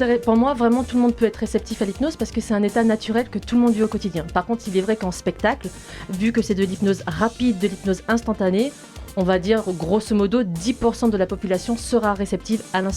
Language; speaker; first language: French; native; French